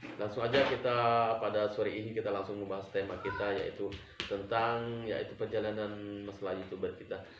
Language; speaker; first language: Indonesian; non-native, local second language; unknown